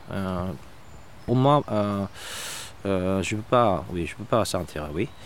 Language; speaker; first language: French; non-native, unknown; Korean